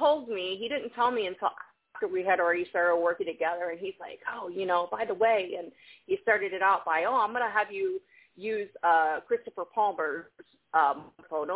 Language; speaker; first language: English; native; English